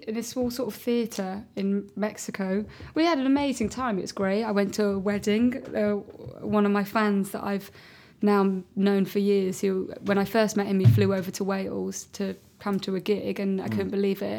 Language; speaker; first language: English; native; English